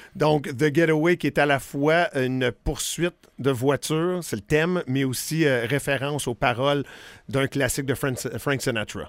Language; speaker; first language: French; native; French